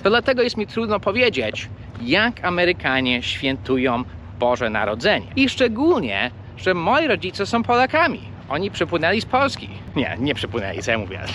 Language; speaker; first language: Polish; early bilingual, heritage; English